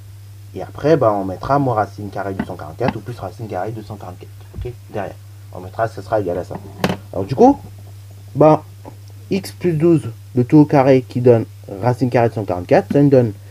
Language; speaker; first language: French; native; French